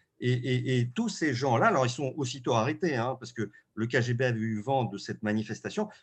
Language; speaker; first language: French; early bilingual, other home language; Russian